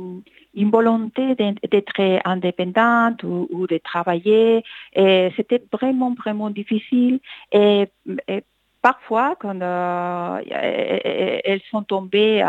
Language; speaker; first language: French; non-native, fluent; Spanish